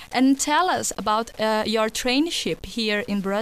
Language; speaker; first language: English; non-native, fluent; Portuguese